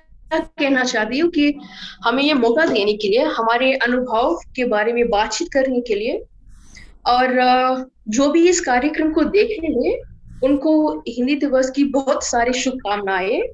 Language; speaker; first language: Hindi; non-native, fluent; English